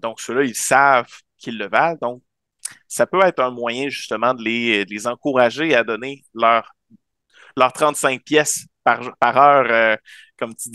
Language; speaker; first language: French; native; French